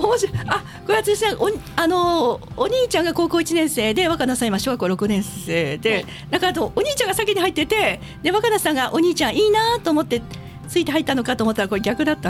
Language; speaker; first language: Japanese; native; Japanese